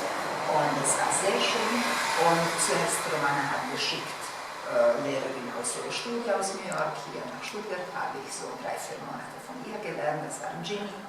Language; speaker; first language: German; non-native, fluent; Bosnian